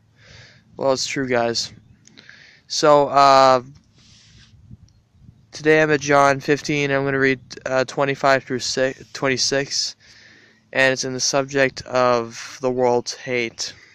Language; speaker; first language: English; native; English